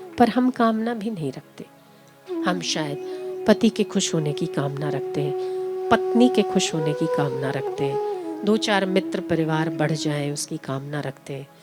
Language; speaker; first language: Hindi; native; Hindi